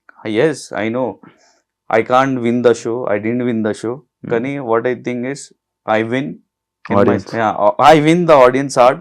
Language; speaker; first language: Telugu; non-native, local second language; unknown